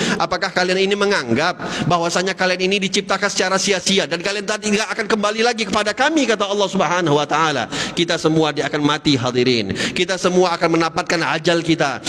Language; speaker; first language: Malay; native; Malay